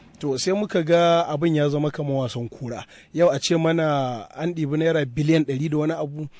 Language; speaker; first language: Hausa; native; Hausa